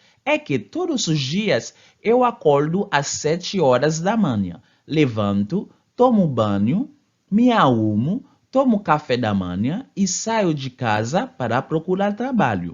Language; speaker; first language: Portuguese; non-native, fluent; Haitian Creole